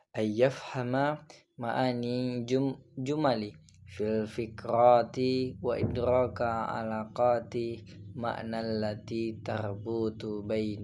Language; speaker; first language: Arabic; non-native, learner; Indonesian